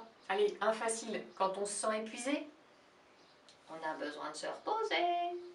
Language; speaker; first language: French; native; French